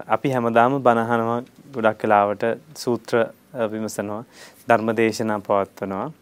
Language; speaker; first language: Sinhala; native; Sinhala